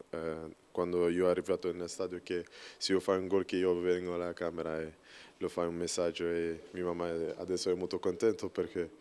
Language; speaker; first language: Italian; non-native, learner; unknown